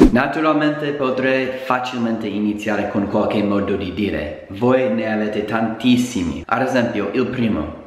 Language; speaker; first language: Italian; non-native, fluent; English